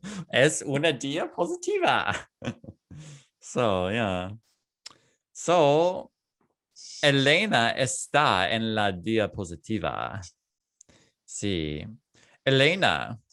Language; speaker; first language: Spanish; non-native, fluent; English